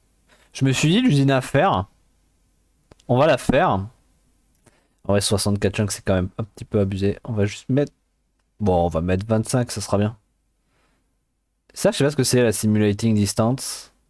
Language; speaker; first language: French; native; French